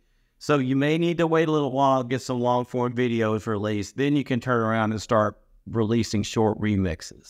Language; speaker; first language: English; native; English